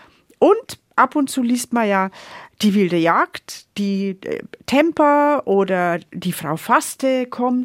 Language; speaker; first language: German; native; German